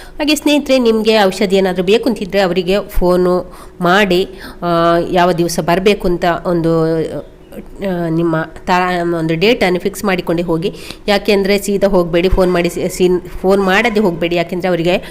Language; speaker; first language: Kannada; native; Kannada